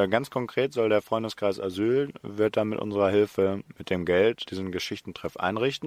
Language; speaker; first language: German; native; German